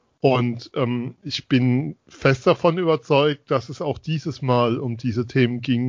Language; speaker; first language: German; native; German